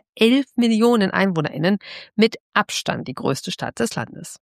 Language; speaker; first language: German; native; German